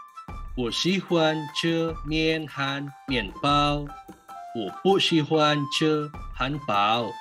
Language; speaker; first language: Chinese; non-native, learner; Indonesian